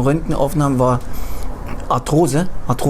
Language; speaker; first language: German; non-native, fluent; Russian